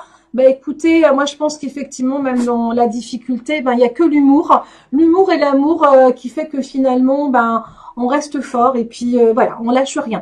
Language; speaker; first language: French; native; French